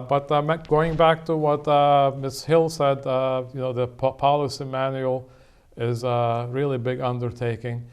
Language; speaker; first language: English; non-native, fluent; Turkish